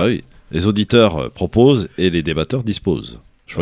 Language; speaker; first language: French; native; French